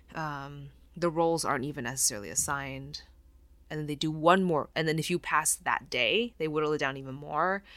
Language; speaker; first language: English; non-native, fluent; Chinese